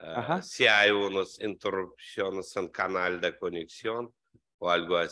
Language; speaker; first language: Spanish; non-native, learner; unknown